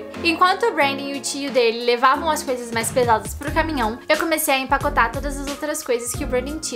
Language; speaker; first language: Portuguese; native; Portuguese